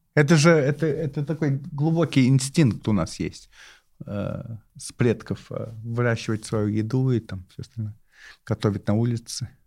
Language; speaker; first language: Russian; non-native, fluent; English